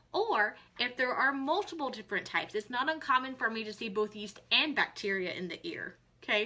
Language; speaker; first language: English; native; English